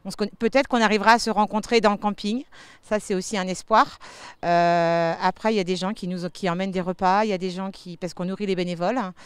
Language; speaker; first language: French; native; French